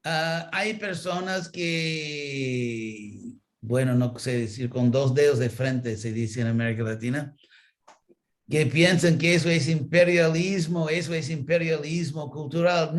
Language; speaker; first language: Spanish; non-native, fluent; English